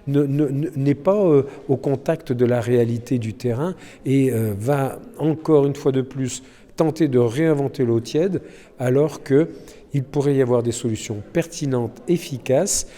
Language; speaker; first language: French; native; French